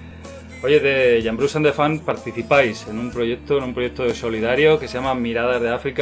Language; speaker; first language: Spanish; native; Spanish